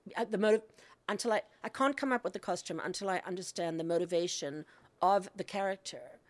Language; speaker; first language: English; native; English